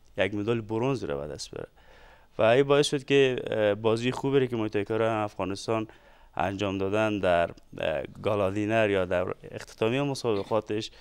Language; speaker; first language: Persian; native; Persian